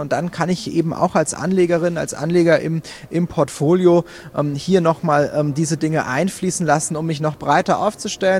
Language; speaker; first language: German; native; German